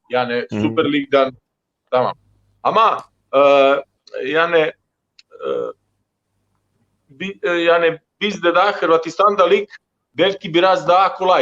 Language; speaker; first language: Turkish; non-native, learner; Croatian